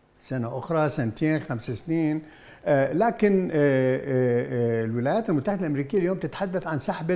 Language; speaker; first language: Arabic; native; Arabic